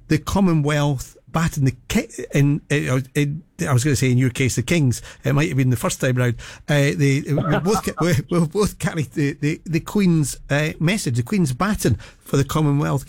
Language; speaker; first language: English; native; English